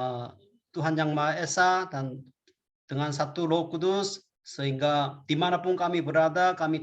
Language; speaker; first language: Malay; non-native, fluent; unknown